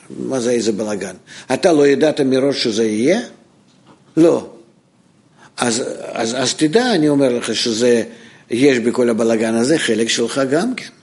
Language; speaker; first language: Hebrew; non-native, fluent; Russian